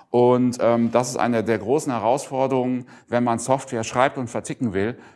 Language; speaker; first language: German; native; German